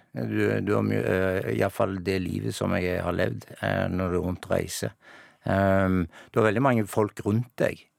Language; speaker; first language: Norwegian; native; Norwegian